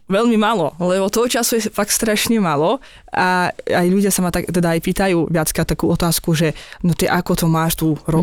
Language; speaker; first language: Slovak; non-native, fluent; Azerbaijani